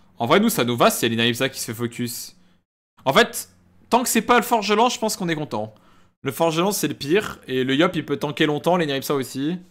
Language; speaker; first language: French; native; French